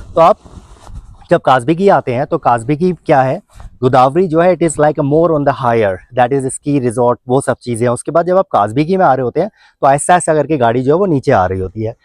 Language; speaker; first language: Urdu; native; Urdu